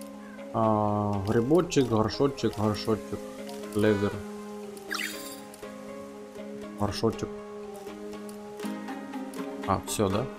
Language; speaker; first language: Russian; native; Russian